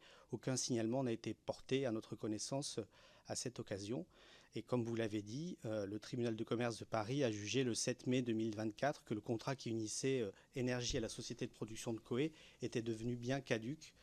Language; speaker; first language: French; native; French